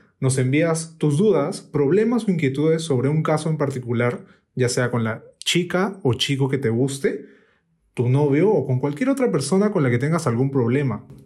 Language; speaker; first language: Spanish; native; Spanish